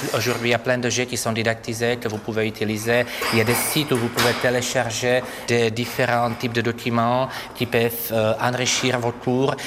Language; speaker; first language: French; non-native, fluent; Czech